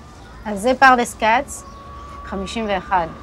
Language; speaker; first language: Hebrew; native; Hebrew